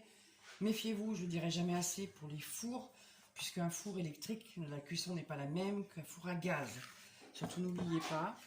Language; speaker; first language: French; native; French